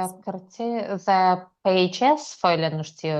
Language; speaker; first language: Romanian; non-native, learner; Russian